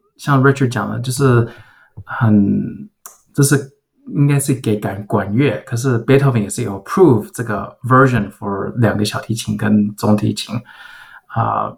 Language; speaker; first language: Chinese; early bilingual, heritage; Chinese